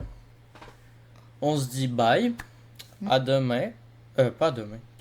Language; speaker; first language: French; native; French